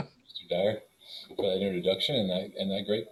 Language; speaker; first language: English; native; English